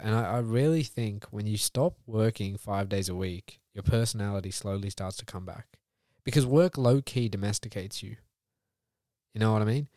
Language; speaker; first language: English; early bilingual, other home language; Punjabi